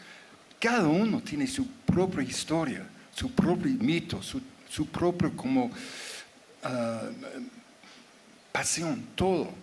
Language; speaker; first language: Spanish; non-native, fluent; English